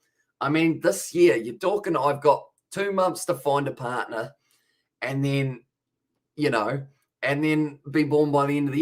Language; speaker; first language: English; native; English